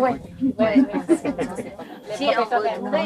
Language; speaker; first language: French; non-native, learner; Vietnamese